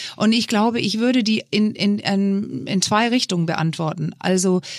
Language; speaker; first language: German; non-native, fluent; Danish